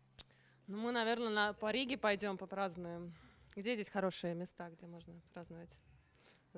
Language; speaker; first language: Russian; native; Russian